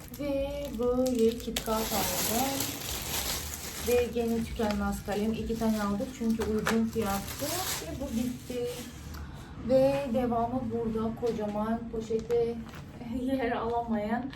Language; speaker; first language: Turkish; non-native, fluent; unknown